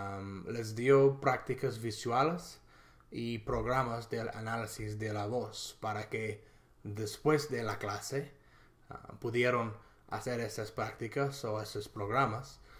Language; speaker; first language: Spanish; non-native, fluent; English